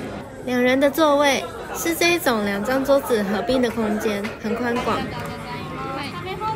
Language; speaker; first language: Chinese; native; Chinese